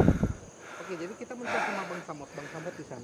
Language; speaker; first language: Indonesian; native; Indonesian